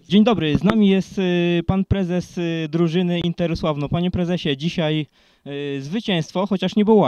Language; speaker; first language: Polish; native; Polish